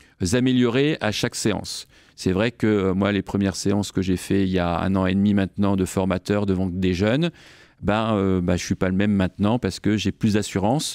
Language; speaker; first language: French; native; French